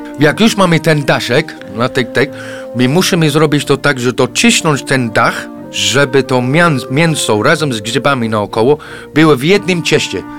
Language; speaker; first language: Polish; non-native, fluent; English